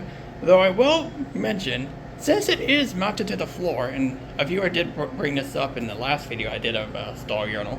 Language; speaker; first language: English; native; English